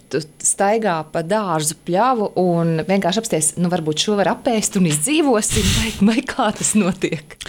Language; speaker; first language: Latvian; native; Latvian